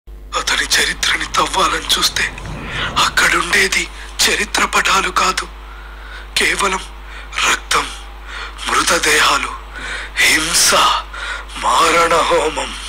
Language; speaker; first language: Telugu; native; Telugu